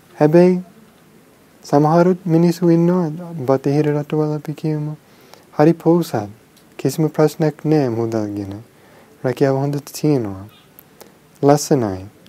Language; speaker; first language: Sinhala; non-native, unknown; English